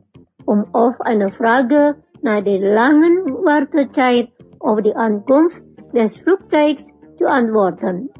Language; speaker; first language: German; non-native, fluent; Indonesian